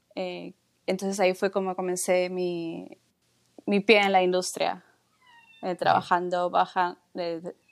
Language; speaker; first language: Spanish; native; Spanish